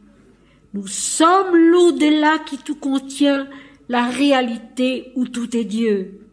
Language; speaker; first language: French; native; French